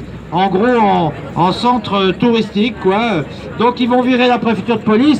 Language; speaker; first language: French; native; French